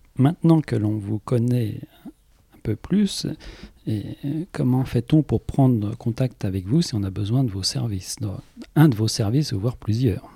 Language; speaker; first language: French; native; French